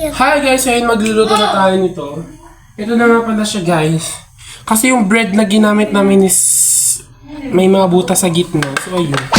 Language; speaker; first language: Filipino; native; Filipino